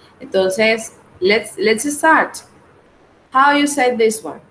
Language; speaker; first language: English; non-native, fluent; Spanish